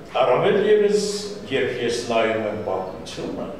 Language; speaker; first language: Armenian; non-native, local second language; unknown